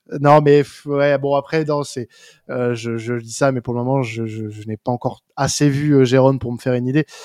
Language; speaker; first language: French; native; French